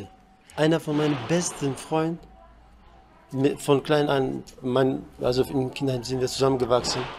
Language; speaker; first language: German; early bilingual, heritage; Kurdish